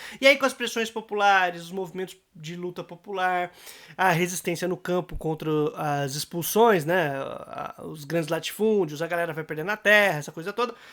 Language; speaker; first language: Portuguese; native; Portuguese